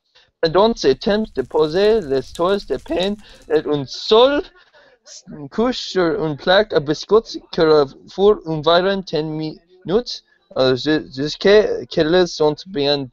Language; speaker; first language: French; non-native, learner; English